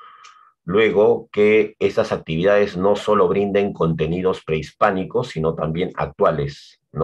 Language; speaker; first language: Spanish; native; Spanish